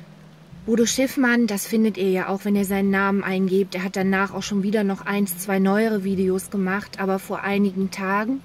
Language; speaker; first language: German; native; German